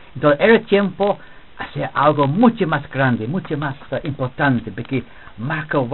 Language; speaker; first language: Spanish; non-native, fluent; English